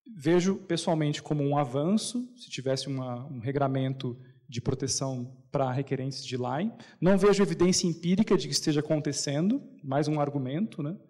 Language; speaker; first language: Portuguese; native; Portuguese